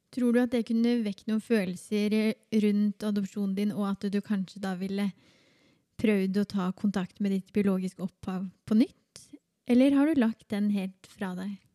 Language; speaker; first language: Norwegian; native; Norwegian